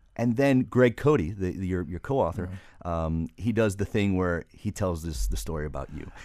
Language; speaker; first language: English; early bilingual, other home language; Spanish